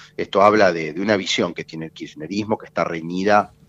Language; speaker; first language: Spanish; native; Spanish